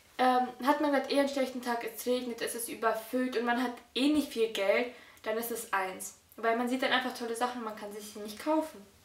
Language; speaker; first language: German; early bilingual, other home language; Russian